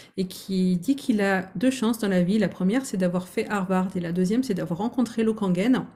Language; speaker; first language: French; native; French